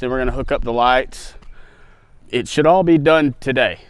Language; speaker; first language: English; native; English